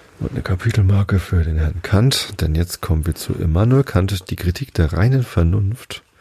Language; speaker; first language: German; native; German